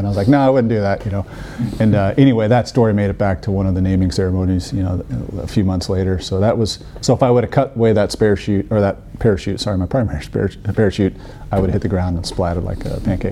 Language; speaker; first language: English; native; English